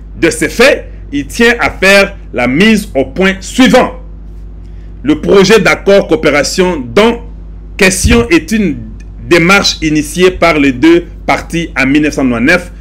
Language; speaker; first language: French; non-native, local second language; Lingala